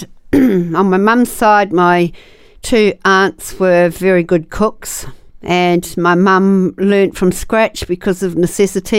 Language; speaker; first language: English; native; English